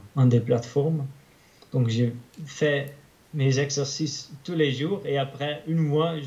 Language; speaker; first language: French; non-native, learner; Dutch